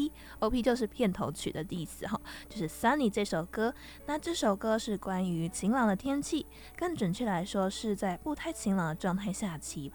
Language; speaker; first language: Chinese; native; Chinese